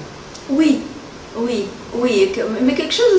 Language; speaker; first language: French; non-native, local second language; Arabic